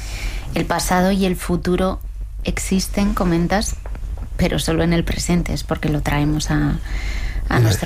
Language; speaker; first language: Spanish; native; Spanish